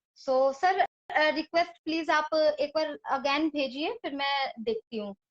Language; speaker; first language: Hindi; native; Hindi